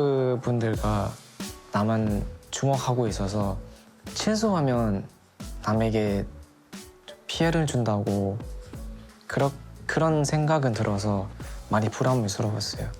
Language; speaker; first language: Korean; non-native, fluent; Thai